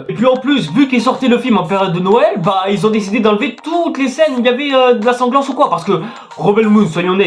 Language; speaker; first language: French; native; French